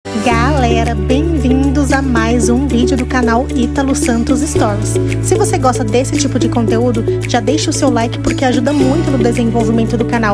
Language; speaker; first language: Portuguese; native; Portuguese